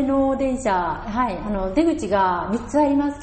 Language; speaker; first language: Japanese; native; Japanese